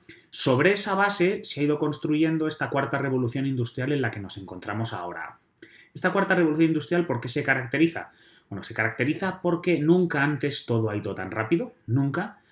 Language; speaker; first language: Spanish; native; Spanish